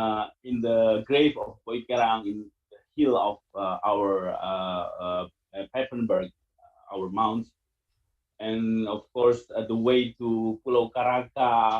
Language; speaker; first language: English; non-native, learner; Indonesian